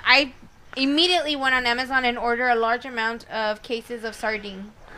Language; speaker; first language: English; early bilingual, other home language; Spanish